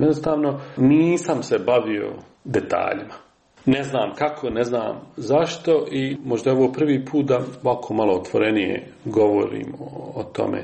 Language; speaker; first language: Serbian; native; Serbian